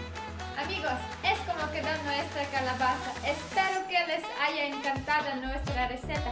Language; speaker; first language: Spanish; non-native, learner; Polish